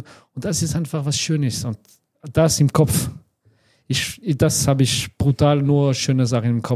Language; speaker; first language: German; non-native, fluent; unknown